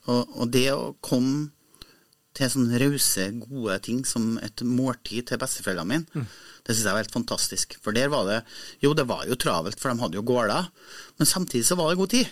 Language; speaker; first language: Norwegian; native; Norwegian